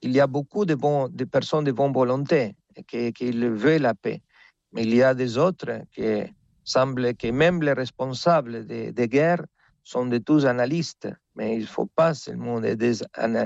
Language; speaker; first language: French; non-native, fluent; Spanish